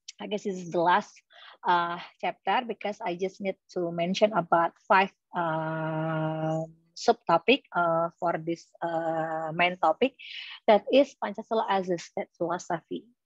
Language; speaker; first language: English; non-native, fluent; Indonesian